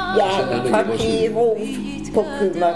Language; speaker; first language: Danish; early bilingual, other home language; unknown